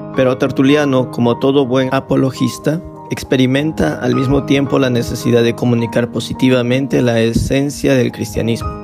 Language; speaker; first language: Spanish; non-native, fluent; Vietnamese